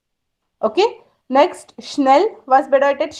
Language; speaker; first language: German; non-native, fluent; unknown